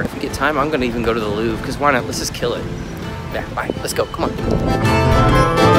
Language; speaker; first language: English; native; English